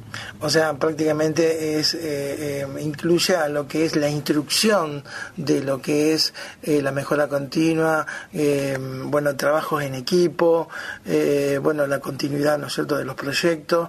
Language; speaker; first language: Spanish; native; Spanish